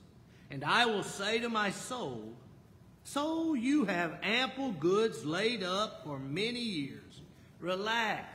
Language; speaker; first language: English; native; English